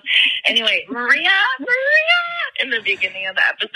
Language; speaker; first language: English; native; English